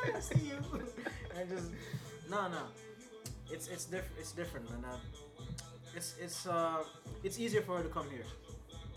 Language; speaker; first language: English; non-native, local second language; Swahili